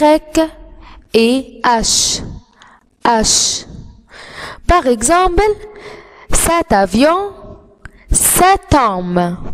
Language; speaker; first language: French; non-native, fluent; Arabic